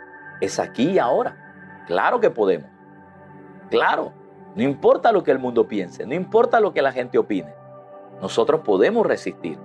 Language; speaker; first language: Spanish; native; Spanish